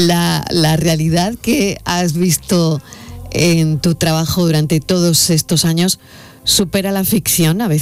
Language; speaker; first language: Spanish; native; Spanish